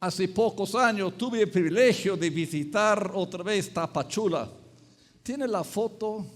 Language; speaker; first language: Spanish; non-native, fluent; English